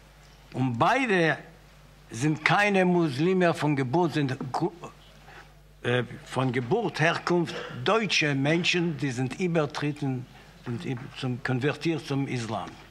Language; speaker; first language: German; non-native, fluent; Yiddish